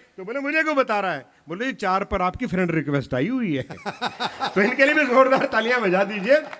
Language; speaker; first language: Hindi; non-native, local second language; Punjabi